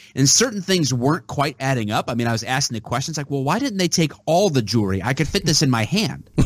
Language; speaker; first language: English; native; English